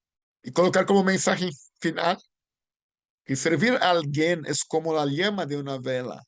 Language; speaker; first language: Spanish; non-native, learner; Portuguese